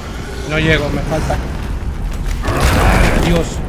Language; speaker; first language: Spanish; native; Spanish